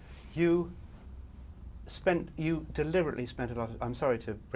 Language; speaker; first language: English; native; English